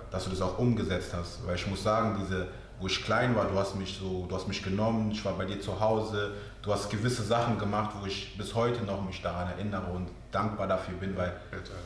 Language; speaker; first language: German; early bilingual, other home language; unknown